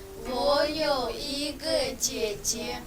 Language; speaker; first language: Chinese; non-native, learner; Kyrgyz